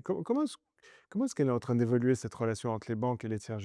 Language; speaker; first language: French; native; French